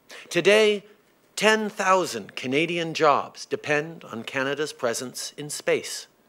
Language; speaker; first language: English; early bilingual, other home language; French